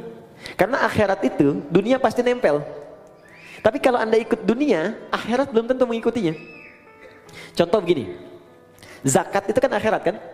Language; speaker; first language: Indonesian; native; Indonesian